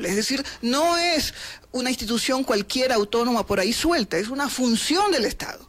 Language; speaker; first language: Spanish; native; Spanish